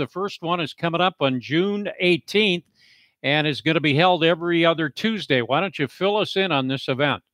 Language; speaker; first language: English; native; English